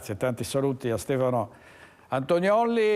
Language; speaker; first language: Italian; native; Italian